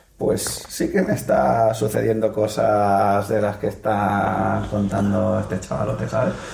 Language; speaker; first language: Spanish; native; Spanish